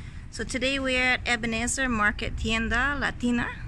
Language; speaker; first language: English; native; English